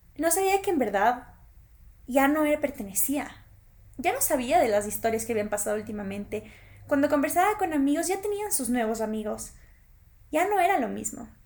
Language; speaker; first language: Spanish; native; Spanish